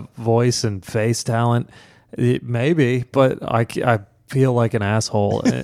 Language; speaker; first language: English; native; English